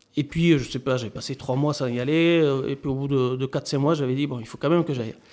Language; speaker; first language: French; native; French